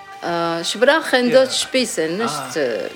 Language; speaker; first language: German; non-native, learner; Arabic